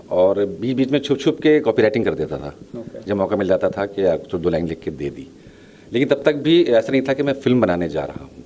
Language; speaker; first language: Hindi; native; Hindi